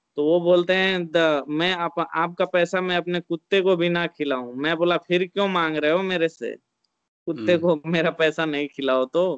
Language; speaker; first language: Hindi; native; Hindi